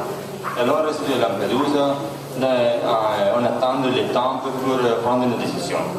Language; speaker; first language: French; non-native, learner; Italian